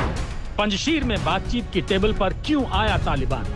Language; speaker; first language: Hindi; native; Hindi